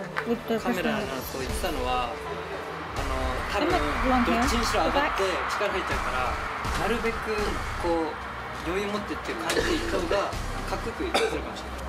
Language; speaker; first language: Japanese; native; Japanese